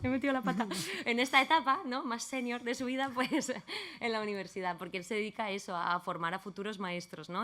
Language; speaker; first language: Spanish; native; Spanish